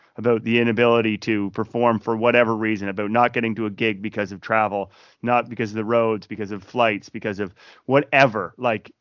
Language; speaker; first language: English; native; English